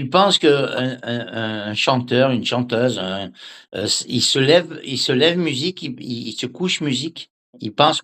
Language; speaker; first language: French; native; French